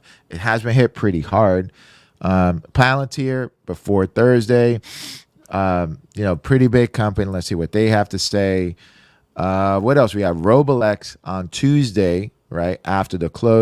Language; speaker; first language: English; native; English